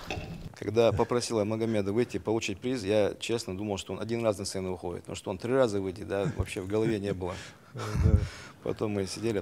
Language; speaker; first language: Russian; non-native, local second language; Chechen